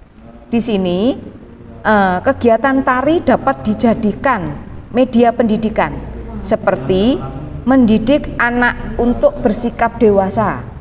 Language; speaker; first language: Malay; native; Malay